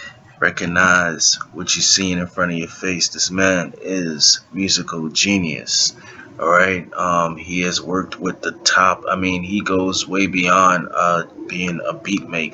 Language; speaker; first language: English; native; English